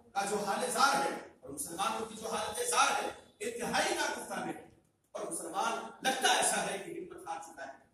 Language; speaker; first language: Urdu; native; Urdu